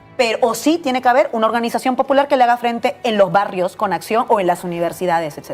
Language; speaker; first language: Spanish; native; Spanish